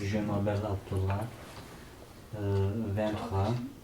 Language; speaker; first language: French; non-native, learner; Kurdish